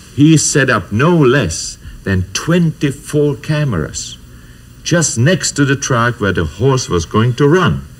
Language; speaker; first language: English; non-native, fluent; Czech